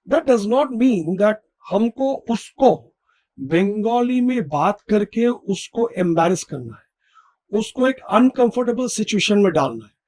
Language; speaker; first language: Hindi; non-native, local second language; Bangla